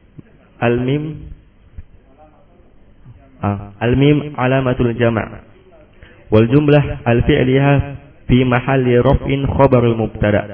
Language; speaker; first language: Arabic; non-native, learner; Indonesian